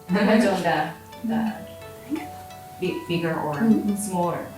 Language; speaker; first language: English; non-native, learner; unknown